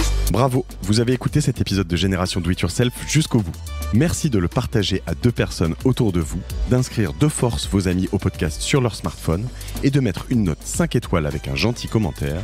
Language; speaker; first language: French; native; French